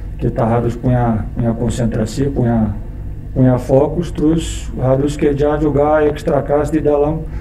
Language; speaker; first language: Indonesian; non-native, learner; Portuguese